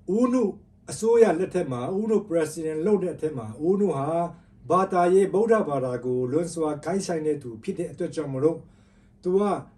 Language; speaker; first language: Burmese; non-native, local second language; Tedim Chin